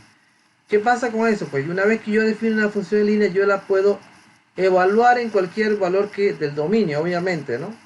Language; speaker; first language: Spanish; native; Spanish